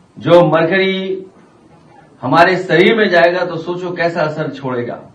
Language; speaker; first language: Hindi; native; Hindi